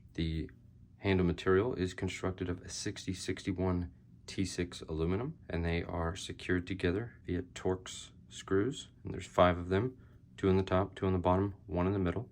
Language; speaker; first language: English; native; English